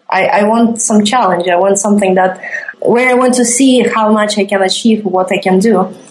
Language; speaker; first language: English; non-native, fluent; Latvian